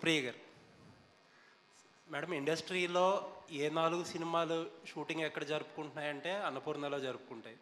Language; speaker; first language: Telugu; native; Telugu